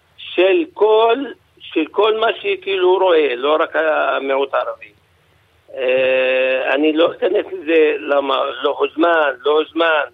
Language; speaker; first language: Hebrew; non-native, local second language; Arabic